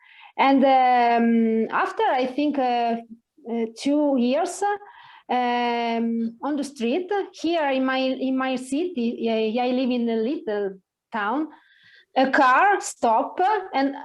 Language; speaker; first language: English; non-native, learner; Italian